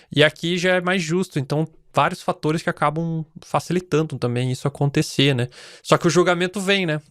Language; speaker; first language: Portuguese; native; Portuguese